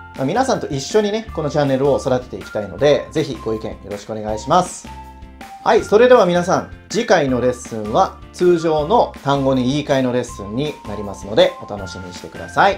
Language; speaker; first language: Japanese; early bilingual, heritage; Japanese